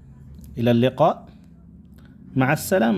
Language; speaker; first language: Arabic; non-native, fluent; Indonesian